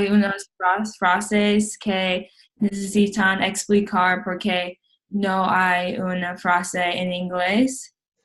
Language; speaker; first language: Spanish; non-native, learner; English